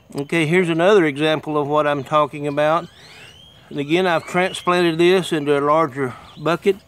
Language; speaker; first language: English; native; English